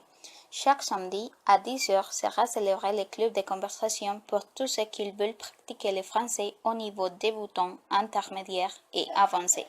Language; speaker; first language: French; non-native, fluent; Spanish